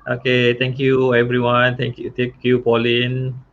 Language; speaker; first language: English; non-native, local second language; Malay